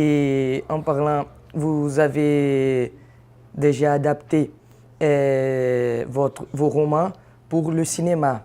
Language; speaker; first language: French; non-native, fluent; Portuguese